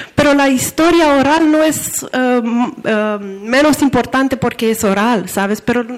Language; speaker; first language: Spanish; non-native, fluent; Romanian